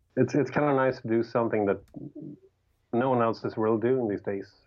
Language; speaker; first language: English; non-native, fluent; Swedish